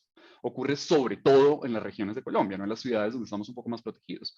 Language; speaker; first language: Spanish; native; Spanish